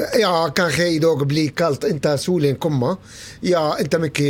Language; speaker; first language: Swedish; non-native, learner; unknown